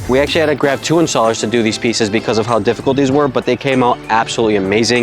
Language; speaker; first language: English; native; English